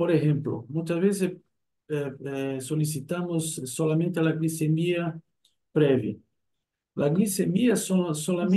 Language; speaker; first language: Spanish; non-native, fluent; Portuguese